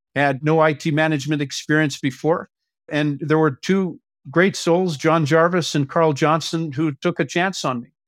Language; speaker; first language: English; native; English